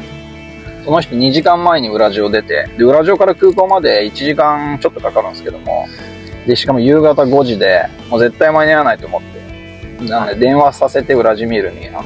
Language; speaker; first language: Japanese; native; Japanese